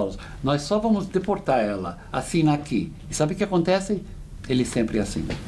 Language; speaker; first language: Portuguese; non-native, fluent; English